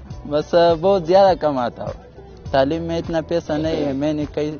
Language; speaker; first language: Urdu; non-native, local second language; Pashto